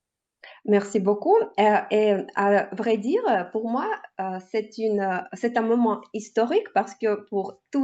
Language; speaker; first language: French; non-native, learner; Russian